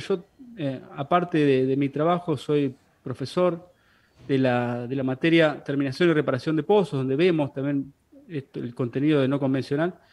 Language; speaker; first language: Spanish; native; Spanish